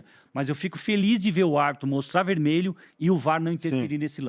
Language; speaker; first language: Portuguese; native; Portuguese